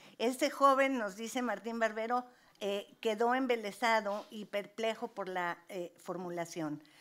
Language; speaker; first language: Spanish; native; Spanish